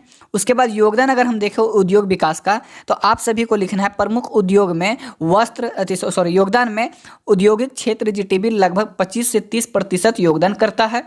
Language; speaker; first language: Hindi; native; Hindi